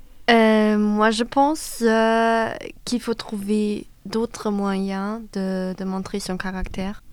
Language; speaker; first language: French; non-native, fluent; German